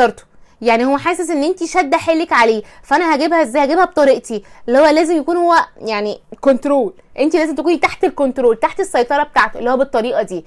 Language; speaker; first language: Arabic; native; Arabic